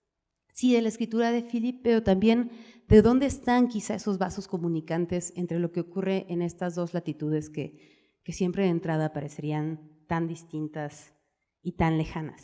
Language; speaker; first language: Spanish; native; Spanish